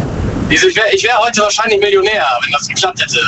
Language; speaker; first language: German; native; German